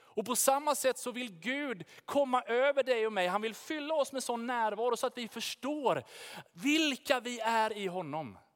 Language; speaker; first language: Swedish; native; Swedish